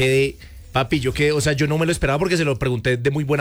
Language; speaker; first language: Spanish; native; Spanish